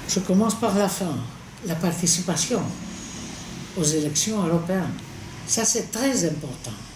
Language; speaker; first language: French; non-native, fluent; Greek